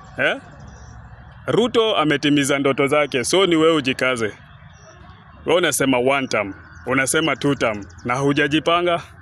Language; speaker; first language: Swahili; native; Swahili